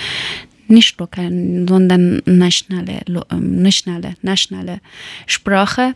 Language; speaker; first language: German; non-native, local second language; Persian